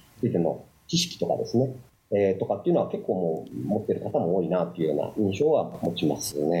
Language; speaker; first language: Japanese; native; Japanese